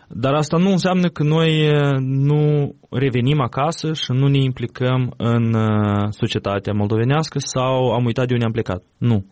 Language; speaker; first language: Romanian; native; Romanian